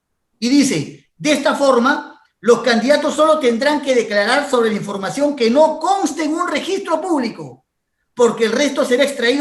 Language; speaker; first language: Spanish; native; Spanish